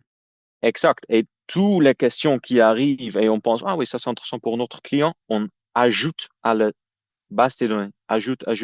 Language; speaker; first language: French; non-native, fluent; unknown